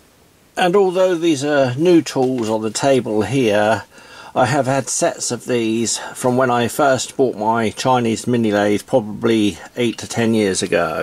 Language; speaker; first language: English; native; English